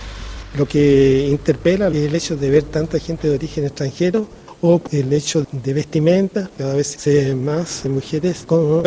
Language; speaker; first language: Spanish; native; Spanish